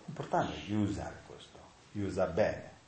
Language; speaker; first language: Italian; non-native, learner; Tibetan